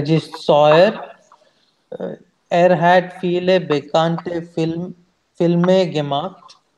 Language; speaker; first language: German; non-native, learner; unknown